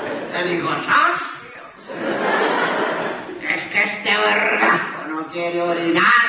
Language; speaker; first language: Spanish; native; Spanish